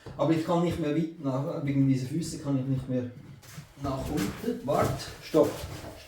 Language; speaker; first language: German; native; German